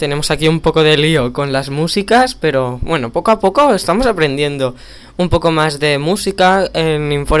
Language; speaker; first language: Spanish; native; Spanish